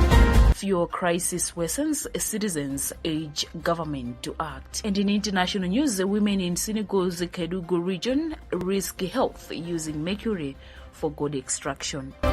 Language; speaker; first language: English; non-native, local second language; Nyanja